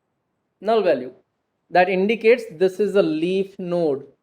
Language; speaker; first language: English; non-native, local second language; Gujarati